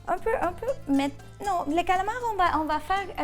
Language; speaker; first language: French; non-native, fluent; Spanish